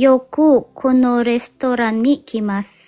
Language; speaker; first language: Japanese; non-native, learner; Filipino